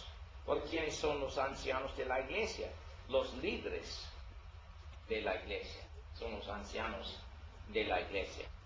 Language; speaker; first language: Spanish; non-native, learner; English